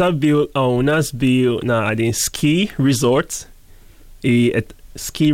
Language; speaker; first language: Russian; non-native, learner; English